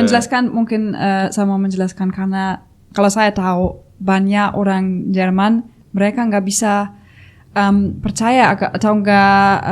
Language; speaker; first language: Indonesian; non-native, fluent; German